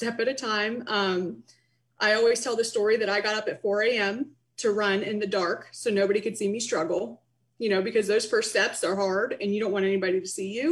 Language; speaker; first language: English; native; English